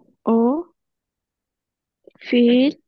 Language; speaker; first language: French; non-native, learner; Bangla